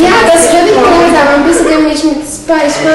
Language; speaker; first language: German; non-native, learner; Portuguese